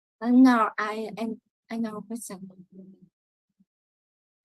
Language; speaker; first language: English; non-native, learner; Vietnamese